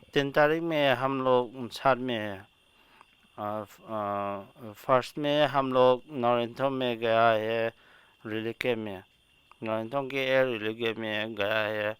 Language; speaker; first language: Hindi; non-native, local second language; Manipuri